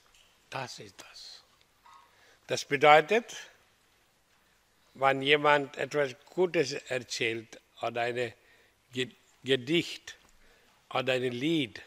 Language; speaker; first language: German; non-native, learner; Hindi